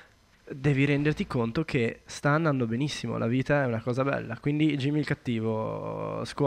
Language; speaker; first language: Italian; native; Italian